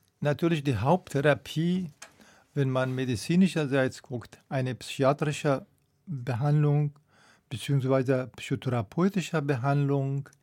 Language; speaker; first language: German; non-native, fluent; Persian